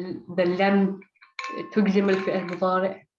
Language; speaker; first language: Arabic; non-native, learner; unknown